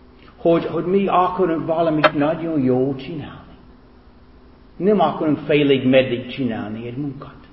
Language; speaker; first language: Hungarian; non-native, fluent; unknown